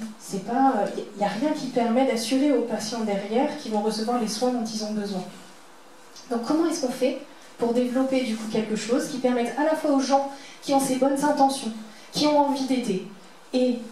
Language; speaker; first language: French; native; French